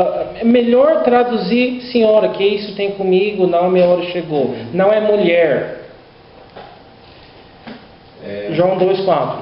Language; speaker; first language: Portuguese; non-native, learner; English